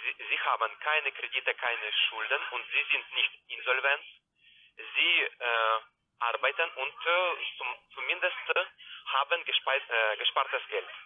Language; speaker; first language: German; non-native, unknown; Bulgarian